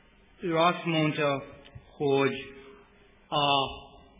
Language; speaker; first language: Hungarian; non-native, fluent; English